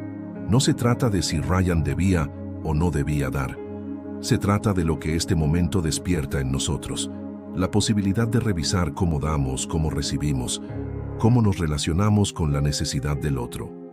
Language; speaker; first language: Spanish; native; Spanish